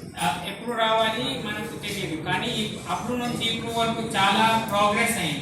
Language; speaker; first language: Telugu; non-native, learner; Hindi